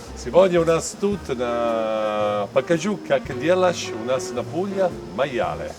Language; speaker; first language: Russian; non-native, learner; Italian